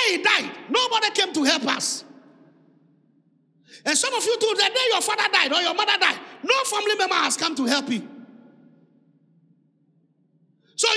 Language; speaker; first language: English; non-native, local second language; Ga